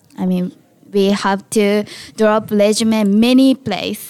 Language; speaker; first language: English; non-native, learner; Japanese